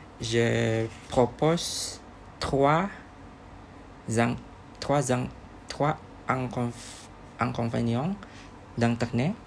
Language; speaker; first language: French; non-native, learner; Indonesian